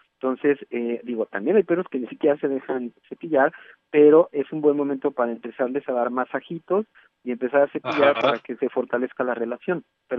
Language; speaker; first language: Spanish; native; Spanish